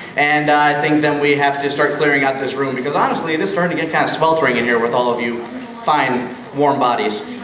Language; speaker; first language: English; native; English